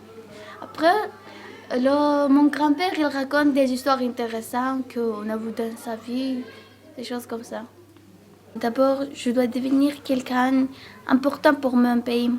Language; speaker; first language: French; non-native, learner; Georgian